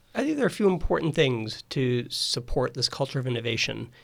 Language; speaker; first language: English; native; English